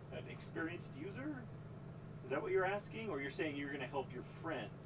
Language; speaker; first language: English; native; English